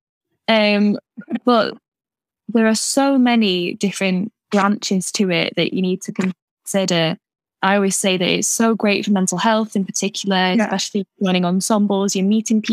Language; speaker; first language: English; native; English